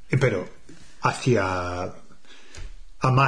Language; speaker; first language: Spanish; non-native, fluent; English